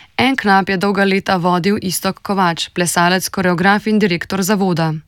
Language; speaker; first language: Slovenian; native; Slovenian